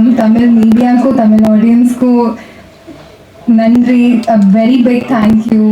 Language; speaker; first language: Tamil; non-native, learner; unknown